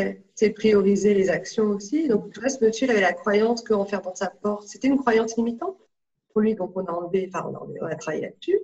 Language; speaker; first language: French; native; French